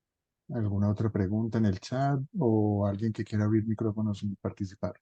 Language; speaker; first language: Spanish; native; Spanish